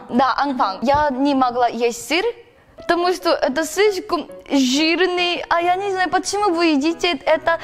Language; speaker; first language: Russian; non-native, learner; Korean